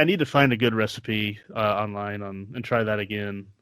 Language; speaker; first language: English; native; English